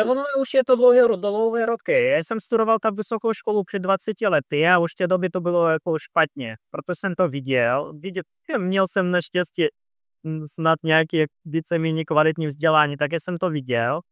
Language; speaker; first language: Czech; non-native, fluent; Russian